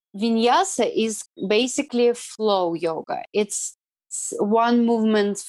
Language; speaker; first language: English; non-native, fluent; Russian